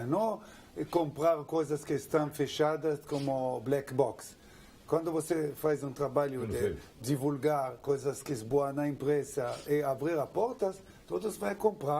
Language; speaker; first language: Portuguese; non-native, learner; Hebrew